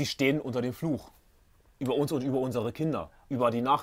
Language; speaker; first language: German; native; German